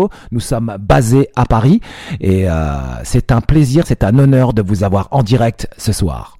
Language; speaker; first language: French; native; French